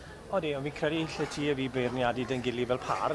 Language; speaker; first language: Welsh; native; Welsh